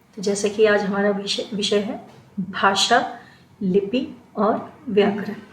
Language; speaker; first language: Hindi; native; Hindi